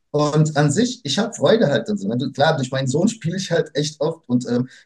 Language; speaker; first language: German; early bilingual, other home language; Portuguese